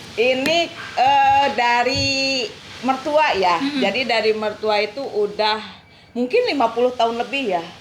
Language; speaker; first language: Indonesian; non-native, local second language; Sundanese